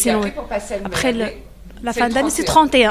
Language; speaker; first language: French; non-native, learner; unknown